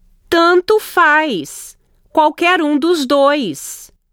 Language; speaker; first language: Portuguese; native; Portuguese